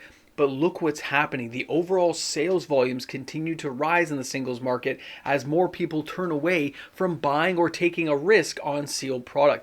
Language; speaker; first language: English; native; English